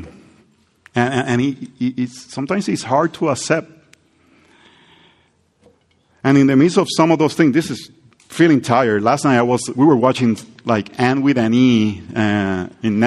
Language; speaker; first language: English; non-native, fluent; Spanish